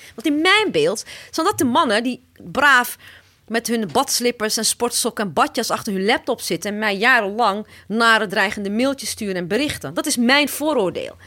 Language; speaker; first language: Dutch; early bilingual, other home language; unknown